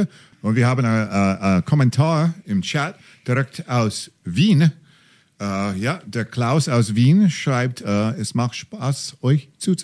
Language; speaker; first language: German; non-native, fluent; English